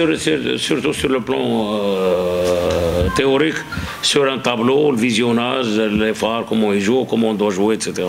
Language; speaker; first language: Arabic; native; Arabic